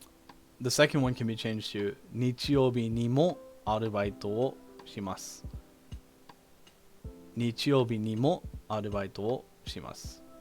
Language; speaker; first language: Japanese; non-native, learner; English